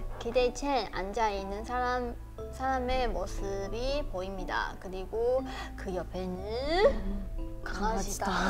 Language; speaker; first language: Korean; non-native, fluent; Chinese